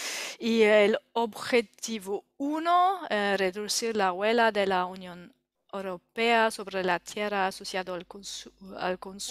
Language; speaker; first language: Spanish; non-native, learner; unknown